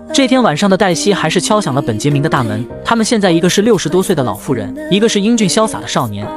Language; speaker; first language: Chinese; native; Chinese